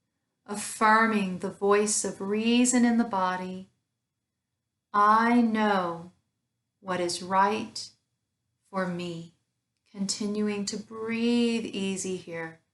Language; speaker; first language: English; native; English